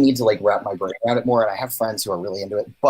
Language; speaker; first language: English; native; English